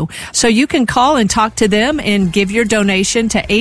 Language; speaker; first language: English; native; English